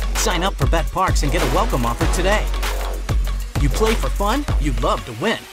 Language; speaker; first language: English; native; English